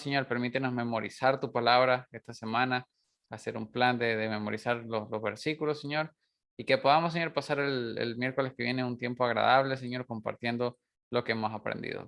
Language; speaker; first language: Spanish; native; Spanish